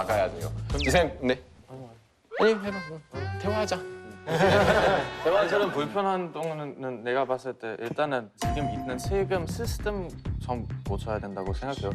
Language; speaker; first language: Korean; non-native, fluent; German